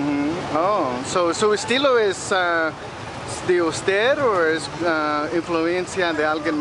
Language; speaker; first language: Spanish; early bilingual, heritage; Spanish